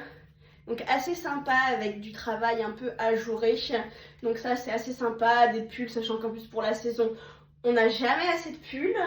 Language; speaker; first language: French; native; French